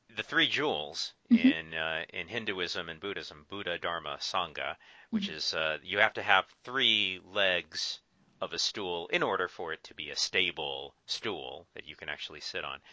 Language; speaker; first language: English; native; English